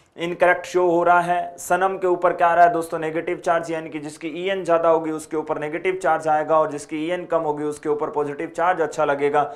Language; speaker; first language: Hindi; native; Hindi